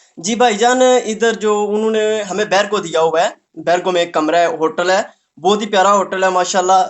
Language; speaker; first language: Urdu; non-native, local second language; Punjabi